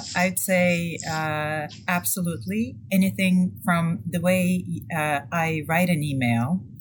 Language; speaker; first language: English; non-native, fluent; Turkish